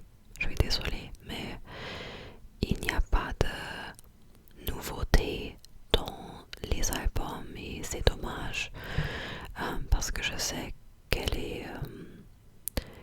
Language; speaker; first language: French; non-native, fluent; English